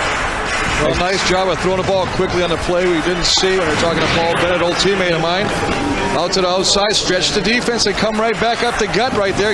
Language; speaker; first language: English; native; English